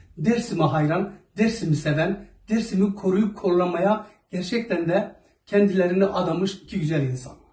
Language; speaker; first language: Turkish; non-native, local second language; Zaza